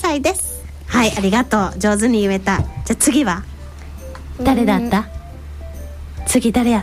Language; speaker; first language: Japanese; native; Japanese